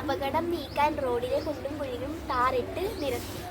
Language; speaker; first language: Malayalam; native; Malayalam